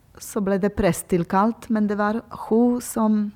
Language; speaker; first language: Norwegian; non-native, learner; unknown